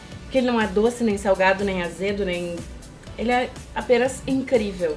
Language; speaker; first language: Portuguese; native; Portuguese